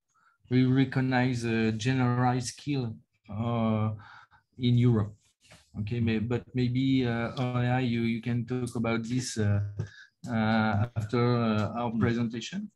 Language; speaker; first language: English; non-native, learner; French